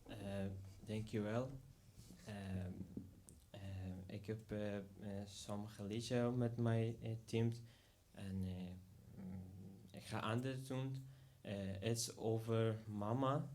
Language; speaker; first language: Dutch; non-native, learner; Persian